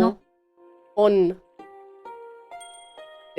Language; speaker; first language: Japanese; non-native, learner; German